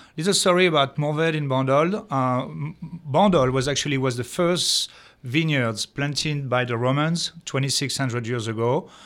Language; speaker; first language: English; non-native, fluent; French